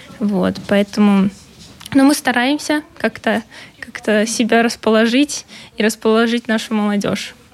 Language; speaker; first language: Russian; native; Russian